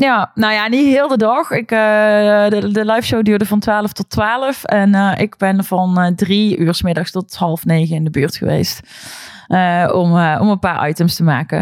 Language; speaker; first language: Dutch; native; Dutch